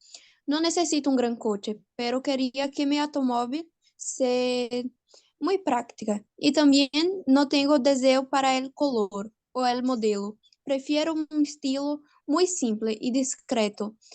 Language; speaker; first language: Spanish; non-native, learner; Portuguese